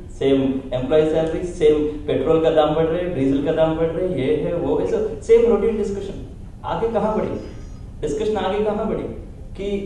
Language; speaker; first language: Hindi; non-native, local second language; Telugu